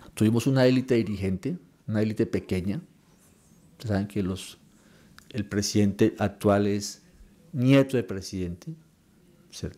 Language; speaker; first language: Spanish; native; Spanish